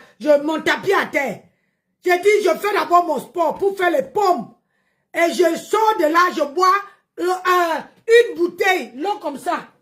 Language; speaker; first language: French; non-native, local second language; Lingala